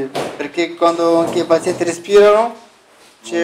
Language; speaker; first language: Italian; non-native, learner; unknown